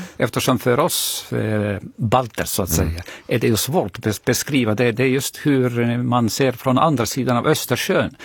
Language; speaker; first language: Swedish; non-native, fluent; Estonian